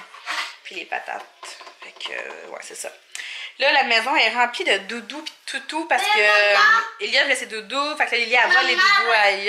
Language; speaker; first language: French; native; French